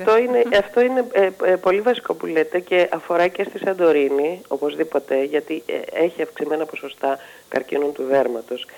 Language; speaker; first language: Greek; native; Greek